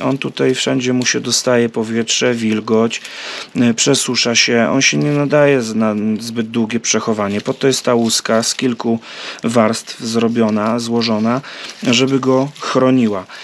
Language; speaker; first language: Polish; native; Polish